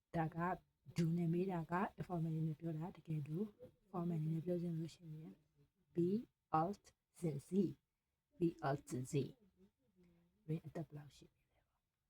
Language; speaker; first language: Burmese; native; Burmese